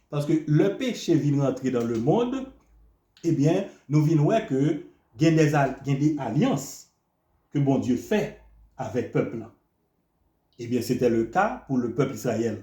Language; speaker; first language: French; non-native, local second language; Haitian Creole